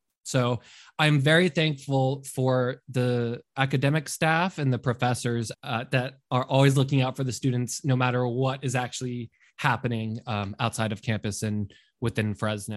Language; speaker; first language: English; native; English